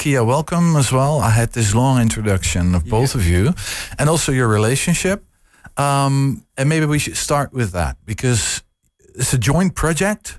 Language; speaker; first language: English; non-native, fluent; Dutch